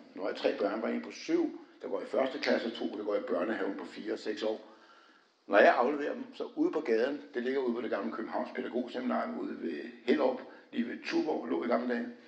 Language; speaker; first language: Danish; native; Danish